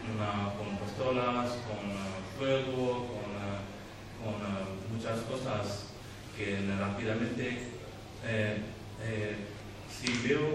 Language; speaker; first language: Spanish; non-native, learner; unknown